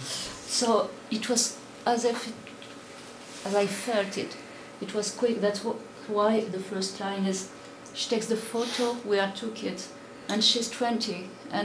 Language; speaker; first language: English; non-native, fluent; French